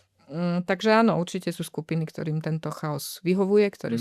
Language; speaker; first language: Slovak; native; Slovak